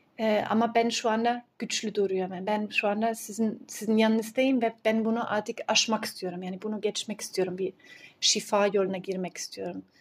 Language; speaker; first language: Turkish; early bilingual, heritage; Turkish